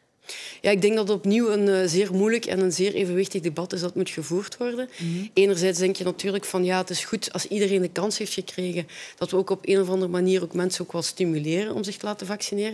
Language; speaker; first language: Dutch; native; Dutch